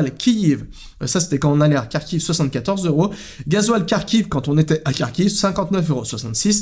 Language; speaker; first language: French; native; French